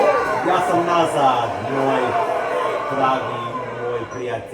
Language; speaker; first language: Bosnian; early bilingual, heritage; Bosnian